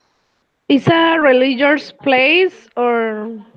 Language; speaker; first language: English; non-native, learner; Spanish